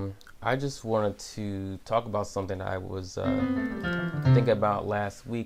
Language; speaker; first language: English; native; English